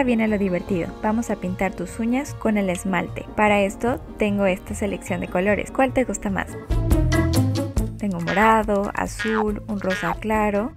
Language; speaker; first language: Spanish; native; Spanish